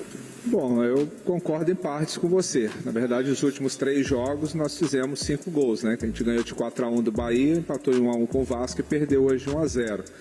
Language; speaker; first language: Portuguese; native; Portuguese